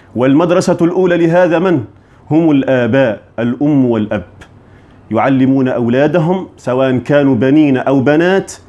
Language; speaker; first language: Arabic; native; Arabic